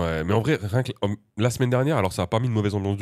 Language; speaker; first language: French; native; French